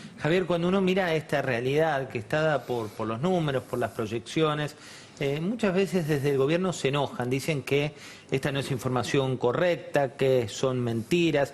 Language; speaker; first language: Spanish; native; Spanish